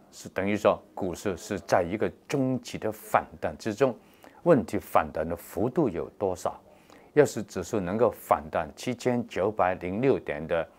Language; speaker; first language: Chinese; non-native, local second language; Cantonese